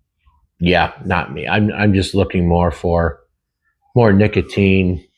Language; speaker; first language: English; native; English